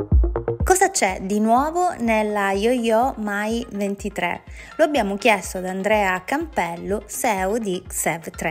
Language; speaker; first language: Italian; native; Italian